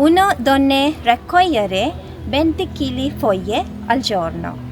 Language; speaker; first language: Italian; non-native, learner; Sinhala